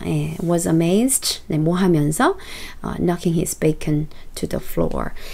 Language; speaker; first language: English; non-native, fluent; Korean